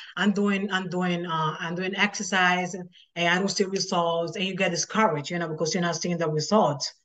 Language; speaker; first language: English; non-native, fluent; Spanish